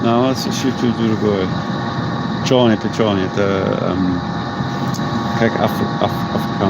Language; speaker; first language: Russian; non-native, learner; English